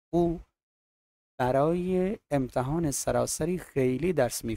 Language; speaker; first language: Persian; non-native, fluent; Urdu